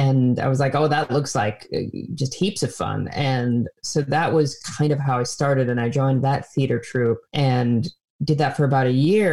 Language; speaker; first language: English; native; English